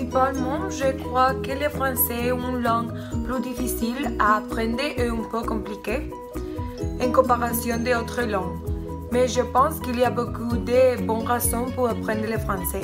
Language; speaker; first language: French; non-native, learner; Spanish